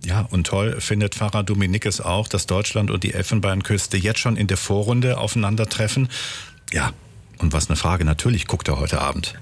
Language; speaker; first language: German; native; German